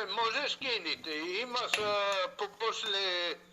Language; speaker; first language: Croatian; non-native, learner; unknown